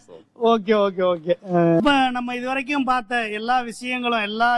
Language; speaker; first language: Tamil; native; Tamil